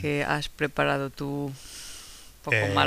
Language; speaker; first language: Spanish; non-native, fluent; English